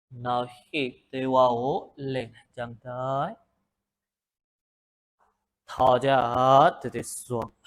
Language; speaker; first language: Vietnamese; non-native, learner; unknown